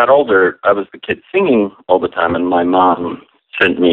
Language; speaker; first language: English; native; English